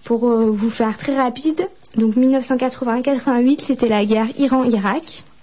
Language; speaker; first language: French; native; French